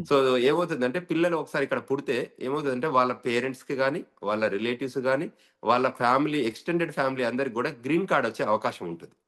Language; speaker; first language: Telugu; native; Telugu